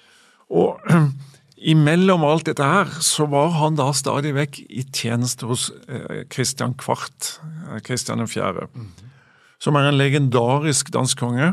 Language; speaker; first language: Norwegian; native; Norwegian